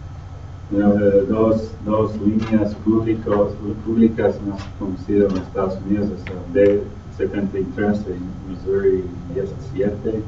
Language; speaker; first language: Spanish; non-native, learner; English